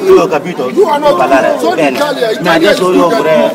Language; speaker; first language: Italian; non-native, learner; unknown